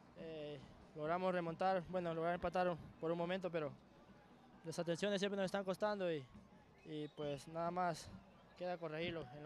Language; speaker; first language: Spanish; native; Spanish